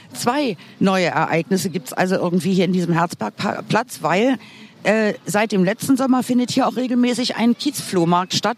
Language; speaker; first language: German; native; German